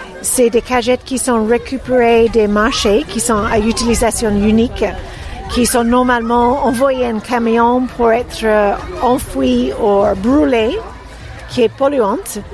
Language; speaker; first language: French; non-native, fluent; English